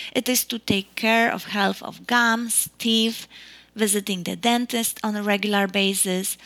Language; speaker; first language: English; non-native, fluent; Polish